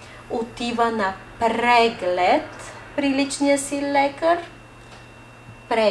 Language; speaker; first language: Bulgarian; non-native, fluent; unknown